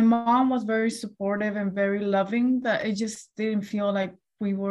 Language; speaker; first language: English; early bilingual, other home language; Spanish